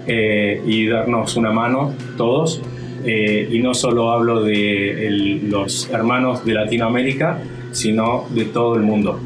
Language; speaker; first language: English; non-native, fluent; Spanish